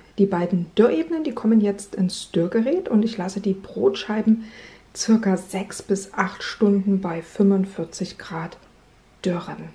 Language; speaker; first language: German; native; German